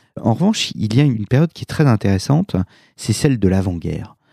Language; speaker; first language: French; native; French